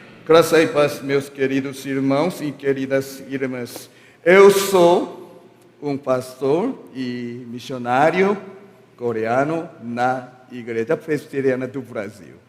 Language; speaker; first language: Portuguese; non-native, learner; Korean